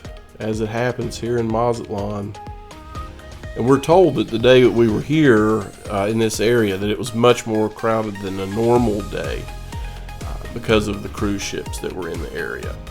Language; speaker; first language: English; native; English